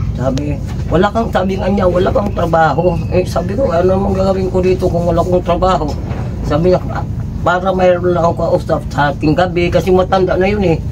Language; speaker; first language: Filipino; non-native, local second language; Waray